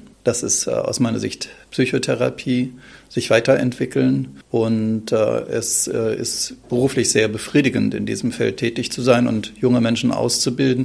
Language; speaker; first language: German; native; German